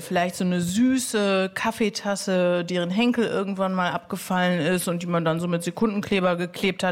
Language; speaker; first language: German; native; German